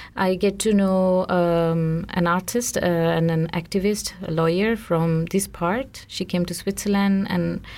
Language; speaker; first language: English; non-native, local second language; Bangla